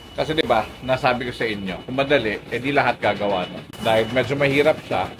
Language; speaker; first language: Filipino; native; Filipino